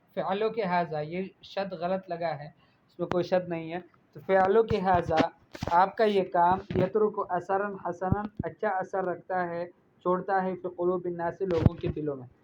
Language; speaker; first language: Urdu; native; Urdu